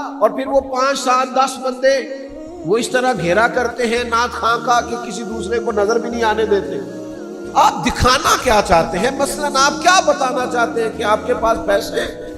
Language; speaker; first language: Urdu; non-native, local second language; Punjabi